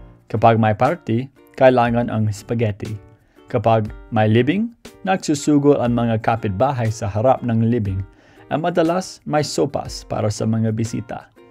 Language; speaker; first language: Filipino; non-native, fluent; English